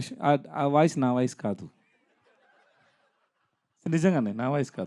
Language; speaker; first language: Telugu; non-native, learner; Tamil